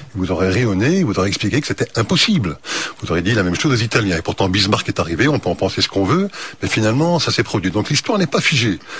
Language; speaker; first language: French; native; French